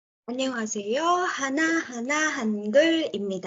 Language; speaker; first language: Korean; native; Korean